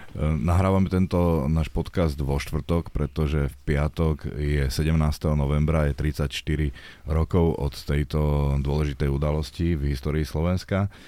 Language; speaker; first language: Slovak; native; Slovak